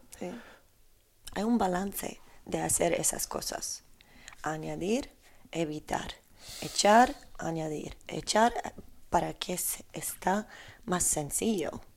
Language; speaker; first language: Spanish; non-native, learner; Polish